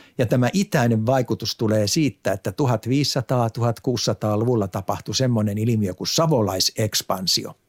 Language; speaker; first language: Finnish; native; Finnish